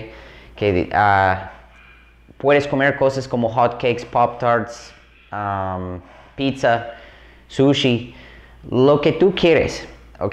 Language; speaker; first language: Spanish; non-native, fluent; English